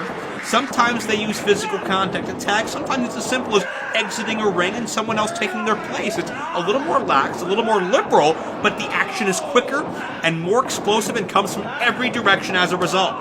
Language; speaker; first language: English; native; English